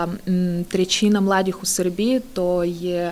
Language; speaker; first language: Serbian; non-native, fluent; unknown